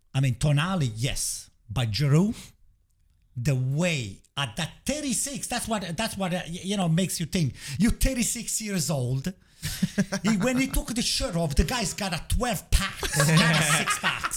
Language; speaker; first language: English; non-native, fluent; Italian